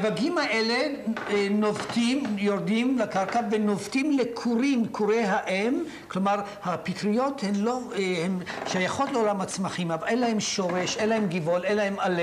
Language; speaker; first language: Hebrew; native; Hebrew